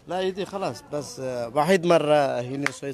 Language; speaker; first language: Arabic; non-native, learner; Sylheti